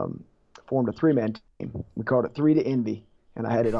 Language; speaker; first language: English; native; English